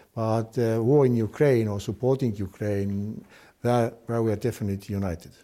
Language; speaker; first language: English; non-native, fluent; Estonian